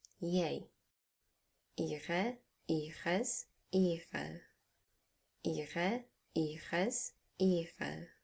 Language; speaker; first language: German; non-native, fluent; Polish